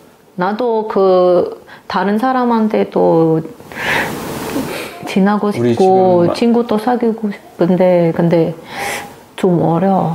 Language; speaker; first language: Korean; non-native, learner; Indonesian